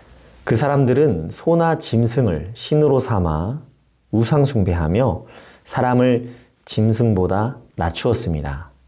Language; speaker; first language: Korean; native; Korean